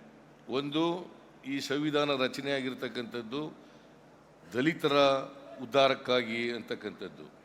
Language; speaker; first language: Kannada; native; Kannada